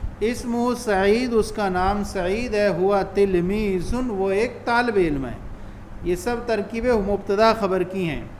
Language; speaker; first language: Urdu; native; Urdu